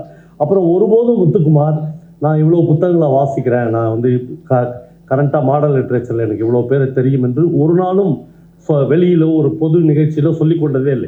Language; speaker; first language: Tamil; native; Tamil